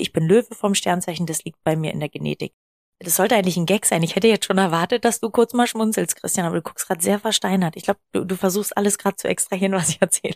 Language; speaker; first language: German; native; German